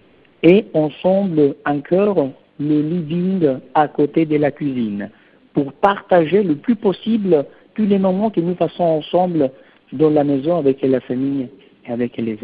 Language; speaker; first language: French; non-native, fluent; Italian